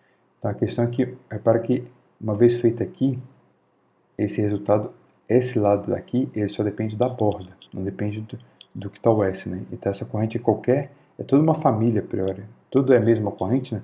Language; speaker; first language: Portuguese; native; Portuguese